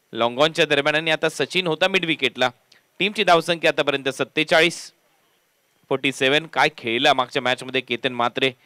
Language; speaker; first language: Marathi; native; Marathi